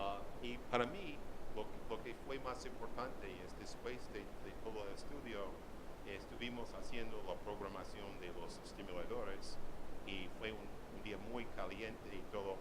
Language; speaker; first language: Spanish; non-native, learner; English